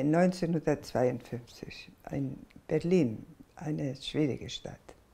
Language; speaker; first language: German; non-native, fluent; Spanish